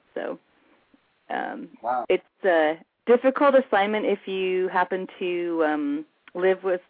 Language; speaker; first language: English; native; English